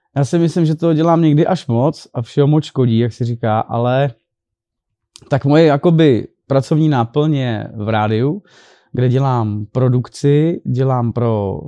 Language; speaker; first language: Czech; native; Czech